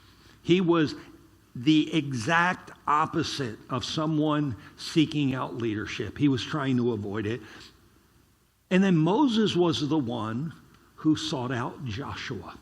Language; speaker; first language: English; native; English